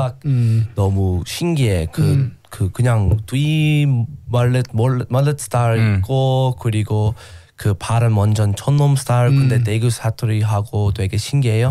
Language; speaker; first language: Korean; non-native, learner; English